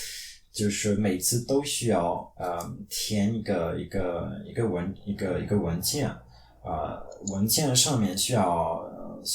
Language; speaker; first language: Chinese; non-native, fluent; French